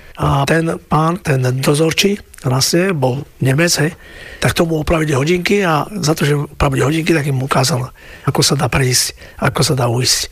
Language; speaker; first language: Slovak; native; Slovak